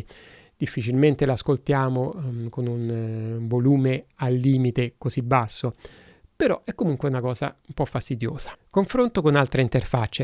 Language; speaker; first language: Italian; native; Italian